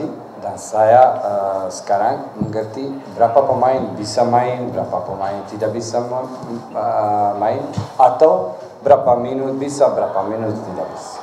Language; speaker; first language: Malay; non-native, learner; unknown